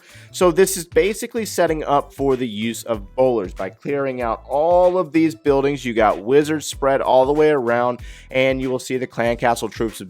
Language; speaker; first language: English; native; English